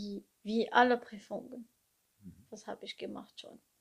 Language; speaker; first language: German; non-native, learner; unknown